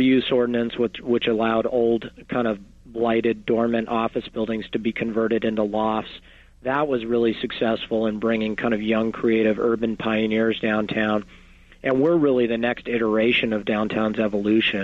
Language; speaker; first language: English; native; English